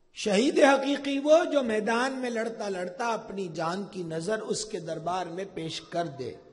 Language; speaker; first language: Urdu; non-native, local second language; Punjabi